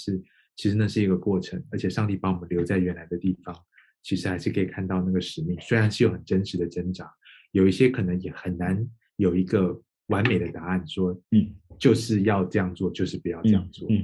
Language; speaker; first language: Chinese; native; Chinese